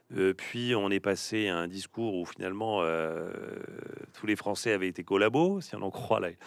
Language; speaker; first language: French; native; French